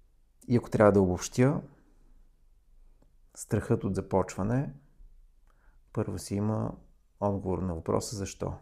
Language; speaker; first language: Bulgarian; native; Bulgarian